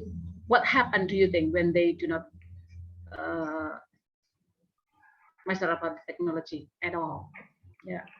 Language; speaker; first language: English; non-native, fluent; Indonesian